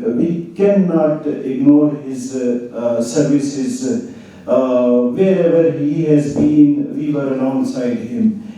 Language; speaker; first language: English; non-native, local second language; Urdu